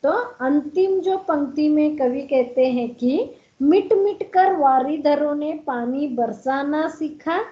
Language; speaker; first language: Hindi; non-native, local second language; Kannada